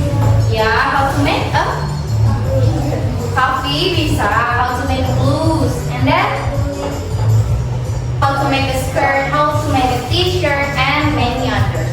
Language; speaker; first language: English; non-native, learner; Indonesian